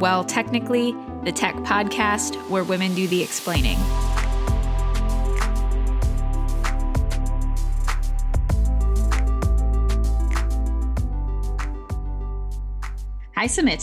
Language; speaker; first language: English; native; English